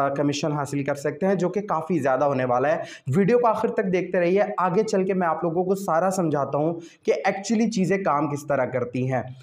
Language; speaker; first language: Urdu; native; Urdu